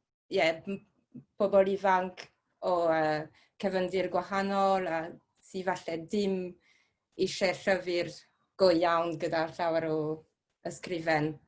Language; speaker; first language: Welsh; non-native, fluent; French